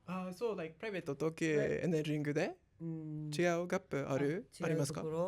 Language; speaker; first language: Japanese; non-native, learner; English